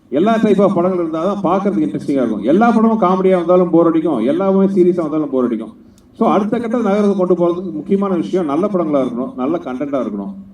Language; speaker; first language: Tamil; native; Tamil